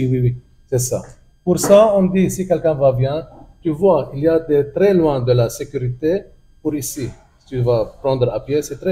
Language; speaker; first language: French; non-native, learner; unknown